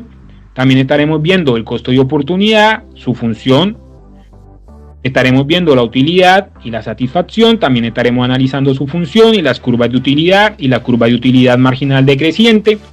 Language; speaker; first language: Spanish; native; Spanish